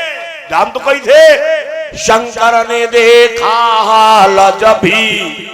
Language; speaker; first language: Hindi; native; Hindi